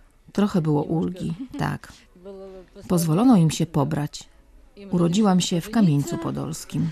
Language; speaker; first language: Polish; early bilingual, heritage; Russian